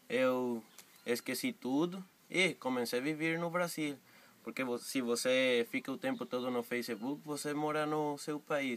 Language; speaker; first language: Portuguese; non-native, fluent; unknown